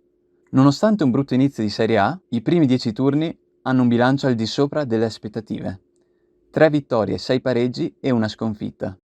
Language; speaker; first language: Italian; native; Italian